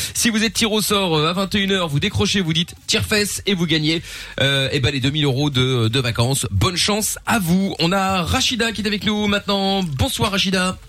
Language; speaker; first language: French; native; French